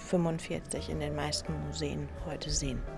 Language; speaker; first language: German; native; German